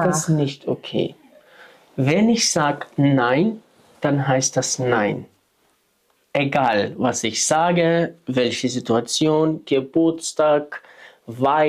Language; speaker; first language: German; non-native, fluent; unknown